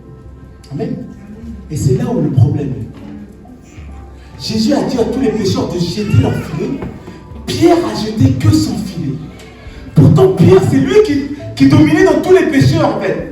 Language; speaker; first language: French; native; French